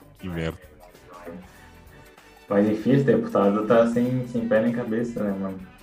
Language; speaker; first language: Portuguese; native; Portuguese